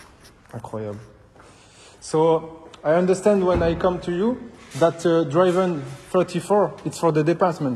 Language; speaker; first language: English; non-native, learner; French